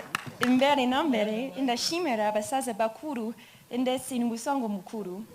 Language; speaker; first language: Kinyarwanda; non-native, learner; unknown